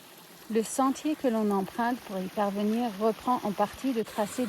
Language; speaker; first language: French; native; French